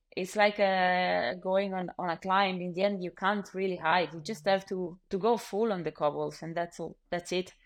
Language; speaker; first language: English; non-native, fluent; Italian